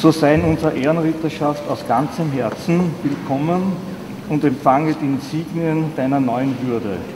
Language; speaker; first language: German; native; German